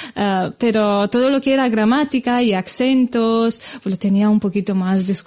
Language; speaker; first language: Spanish; non-native, fluent; Romanian